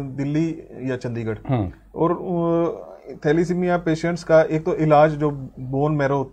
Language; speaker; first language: Hindi; native; Hindi